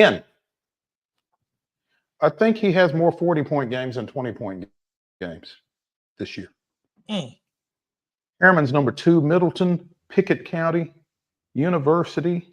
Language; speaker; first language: English; native; English